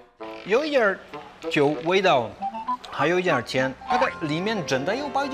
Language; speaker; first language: Chinese; non-native, learner; English